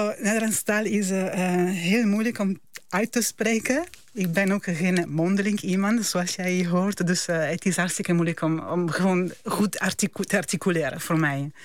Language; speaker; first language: Dutch; non-native, fluent; Italian